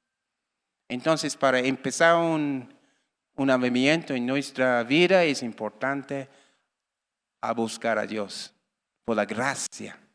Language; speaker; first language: Spanish; non-native, learner; English